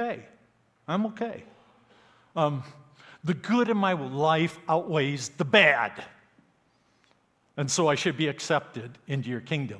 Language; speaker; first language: English; native; English